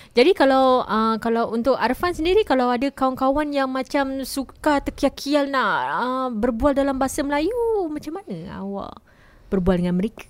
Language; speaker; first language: Malay; native; Malay